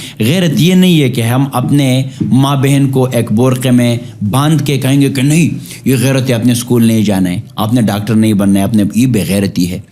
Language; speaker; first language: Urdu; non-native, local second language; Pashto